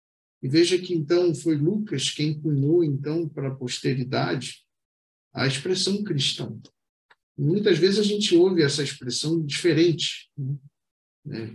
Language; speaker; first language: Portuguese; native; Portuguese